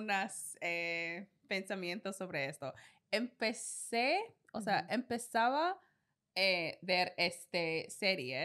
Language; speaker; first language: Spanish; non-native, learner; English